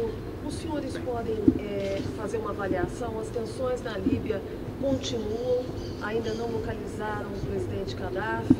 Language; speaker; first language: Portuguese; native; Portuguese